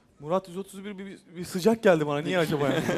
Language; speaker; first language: Turkish; native; Turkish